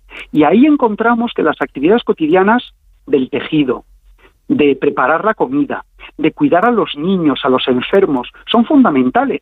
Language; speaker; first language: Spanish; native; Spanish